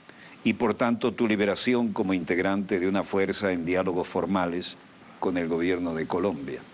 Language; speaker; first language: Spanish; native; Spanish